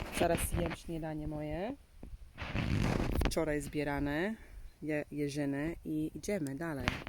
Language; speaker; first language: Polish; non-native, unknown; English